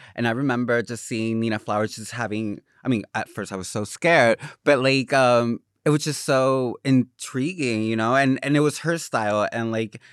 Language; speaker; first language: English; non-native, fluent; Spanish